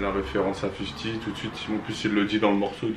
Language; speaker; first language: French; native; French